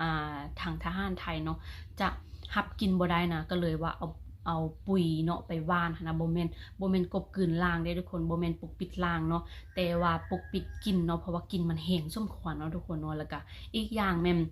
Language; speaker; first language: Thai; non-native, local second language; Northeastern Thai